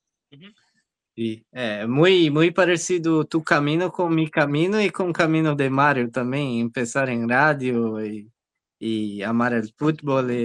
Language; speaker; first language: Spanish; non-native, learner; Portuguese